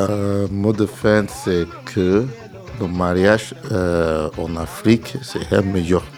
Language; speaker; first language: French; non-native, learner; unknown